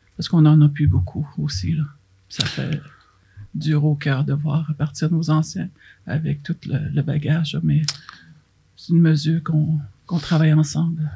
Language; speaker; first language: French; non-native, local second language; Cree